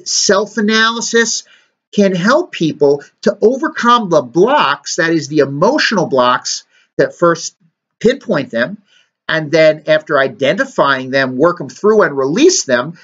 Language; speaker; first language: English; native; English